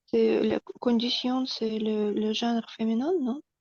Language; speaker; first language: French; non-native, learner; Russian